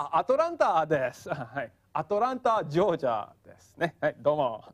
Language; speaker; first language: Japanese; non-native, fluent; English